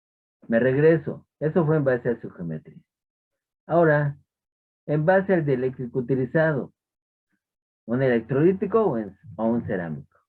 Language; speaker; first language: Spanish; native; Spanish